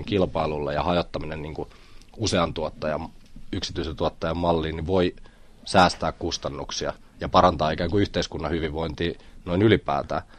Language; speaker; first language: Finnish; native; Finnish